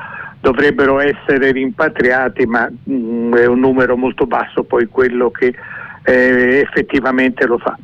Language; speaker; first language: Italian; native; Italian